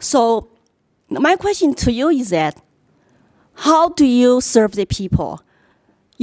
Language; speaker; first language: English; non-native, fluent; Chinese